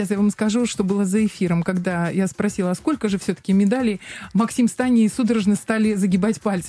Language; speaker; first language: Russian; native; Russian